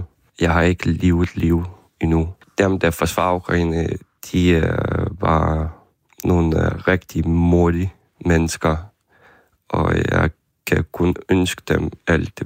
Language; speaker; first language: Danish; non-native, fluent; Ukrainian